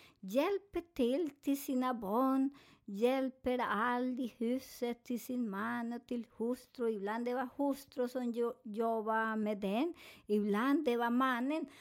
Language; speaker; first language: Swedish; non-native, fluent; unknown